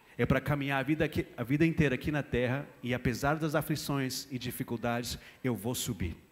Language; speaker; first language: Portuguese; non-native, fluent; English